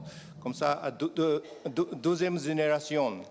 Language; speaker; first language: French; non-native, learner; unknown